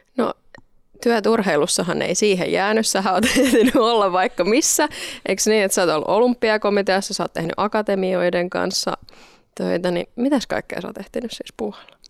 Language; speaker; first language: Finnish; native; Finnish